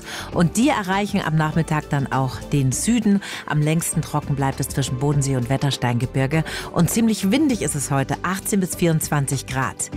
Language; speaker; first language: German; native; German